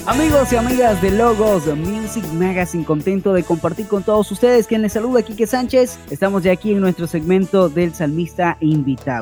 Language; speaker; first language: Spanish; native; Spanish